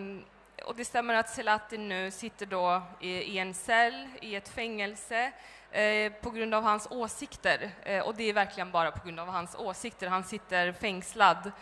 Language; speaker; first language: Swedish; early bilingual, other home language; Turkish